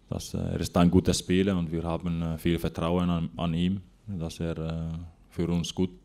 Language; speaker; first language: German; non-native, fluent; Finnish